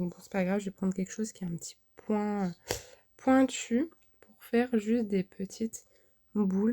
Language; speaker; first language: French; native; French